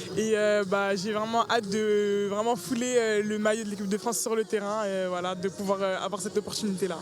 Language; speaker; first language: French; early bilingual, other home language; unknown